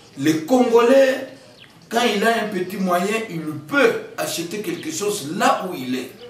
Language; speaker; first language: French; non-native, local second language; Kongo